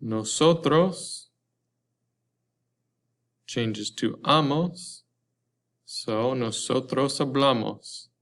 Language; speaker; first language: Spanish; non-native, learner; English